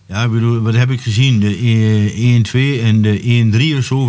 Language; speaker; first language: Dutch; native; Dutch